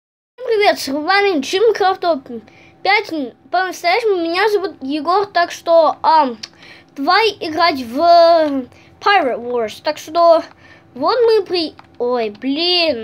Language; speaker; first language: Russian; early bilingual, heritage; Russian